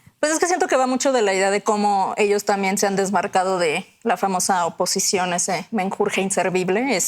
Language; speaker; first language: Spanish; native; Spanish